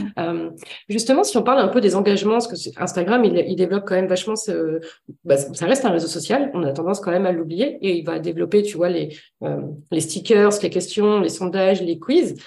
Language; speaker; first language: French; native; French